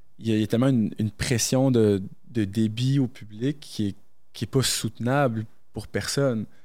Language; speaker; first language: French; early bilingual, other home language; Arabic